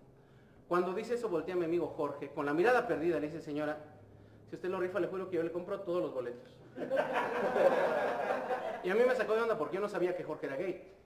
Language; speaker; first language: Spanish; native; Spanish